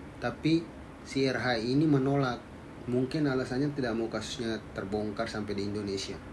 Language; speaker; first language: Indonesian; native; Indonesian